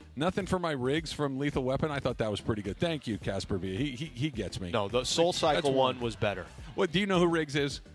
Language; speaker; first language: English; native; English